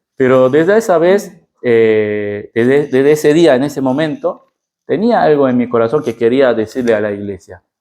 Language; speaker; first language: Spanish; early bilingual, other home language; Korean